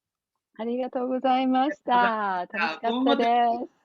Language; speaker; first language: Japanese; non-native, learner; English